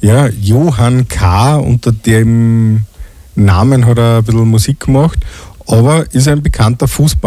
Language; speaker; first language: German; native; German